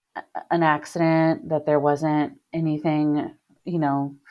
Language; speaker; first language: English; native; English